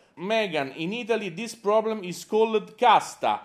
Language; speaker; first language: English; non-native, fluent; Italian